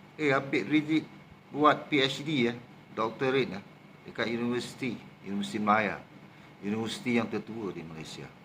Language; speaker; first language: Malay; native; Malay